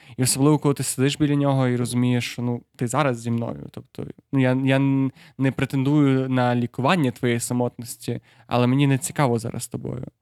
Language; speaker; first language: Ukrainian; non-native, local second language; Russian